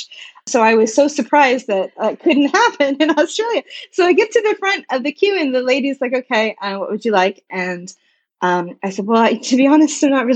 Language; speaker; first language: English; native; English